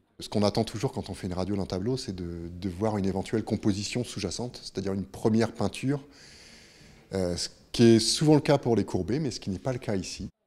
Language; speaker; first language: French; native; French